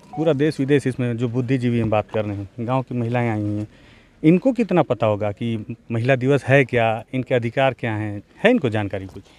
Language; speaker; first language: Hindi; native; Hindi